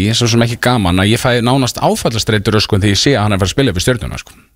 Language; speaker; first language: Icelandic; native; Icelandic